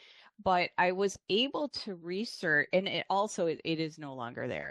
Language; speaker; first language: English; native; English